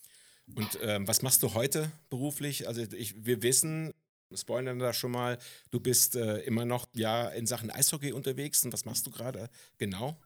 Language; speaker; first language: German; native; German